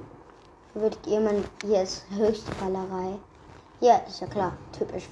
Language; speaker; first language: German; native; German